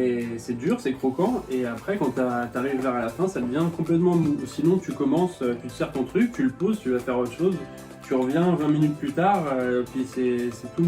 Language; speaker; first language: French; native; French